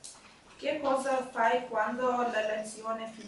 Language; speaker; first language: Italian; non-native, learner; Hungarian